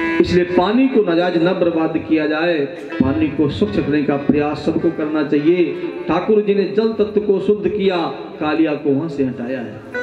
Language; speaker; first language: Hindi; native; Hindi